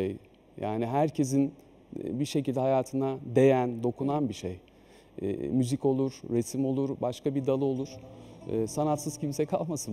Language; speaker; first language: Turkish; native; Turkish